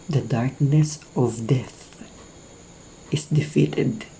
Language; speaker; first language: English; non-native, local second language; Filipino